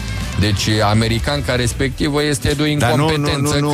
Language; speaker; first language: Romanian; native; Romanian